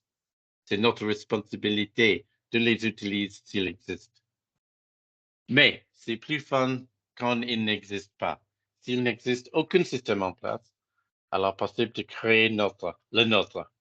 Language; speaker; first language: French; non-native, fluent; English